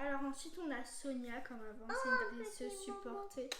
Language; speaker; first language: French; native; French